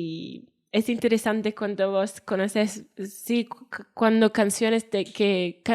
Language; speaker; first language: Spanish; non-native, fluent; Welsh